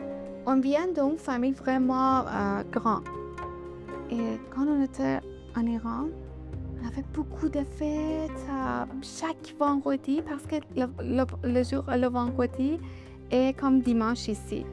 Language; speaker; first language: French; non-native, learner; Persian